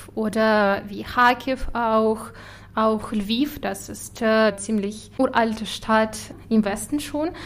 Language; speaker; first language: German; non-native, fluent; Ukrainian